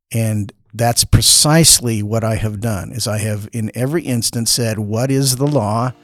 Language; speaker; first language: English; native; English